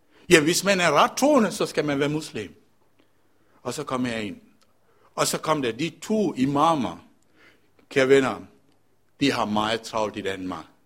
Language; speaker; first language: Danish; non-native, fluent; Sinhala